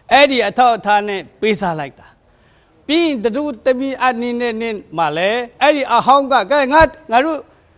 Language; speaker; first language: Burmese; non-native, local second language; Kachin